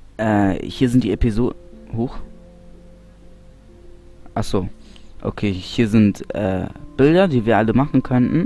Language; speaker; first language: German; native; German